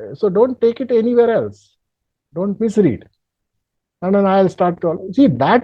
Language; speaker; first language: English; non-native, local second language; Hindi